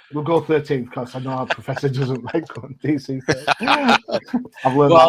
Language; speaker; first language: English; native; English